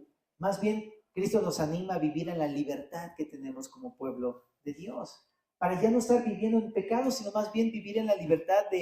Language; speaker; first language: Spanish; native; Spanish